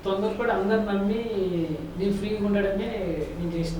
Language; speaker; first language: Telugu; native; Telugu